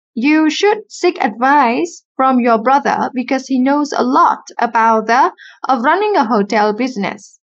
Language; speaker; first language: English; non-native, fluent; Vietnamese